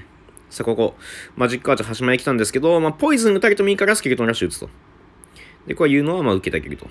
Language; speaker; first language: Japanese; native; Japanese